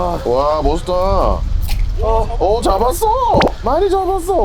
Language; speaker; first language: Korean; non-native, fluent; English